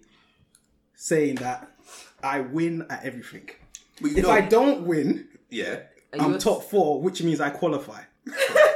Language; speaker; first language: English; native; English